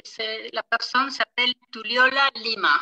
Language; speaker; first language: French; non-native, fluent; Spanish